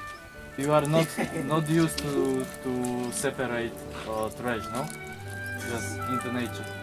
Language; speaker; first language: English; non-native, learner; Slovak